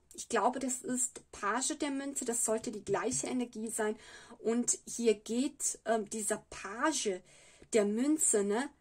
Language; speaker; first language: German; non-native, fluent; Italian